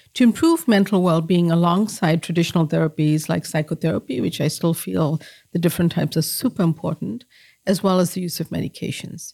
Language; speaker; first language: English; native; English